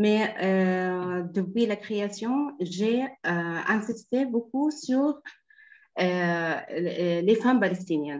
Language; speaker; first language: French; non-native, fluent; Arabic